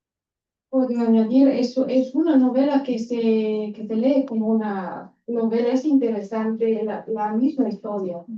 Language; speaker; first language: Spanish; non-native, fluent; Bulgarian